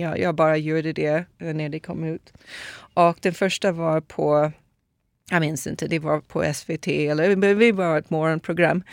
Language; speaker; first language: Swedish; non-native, fluent; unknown